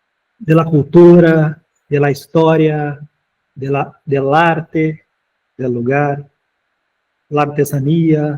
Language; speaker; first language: Spanish; non-native, fluent; Portuguese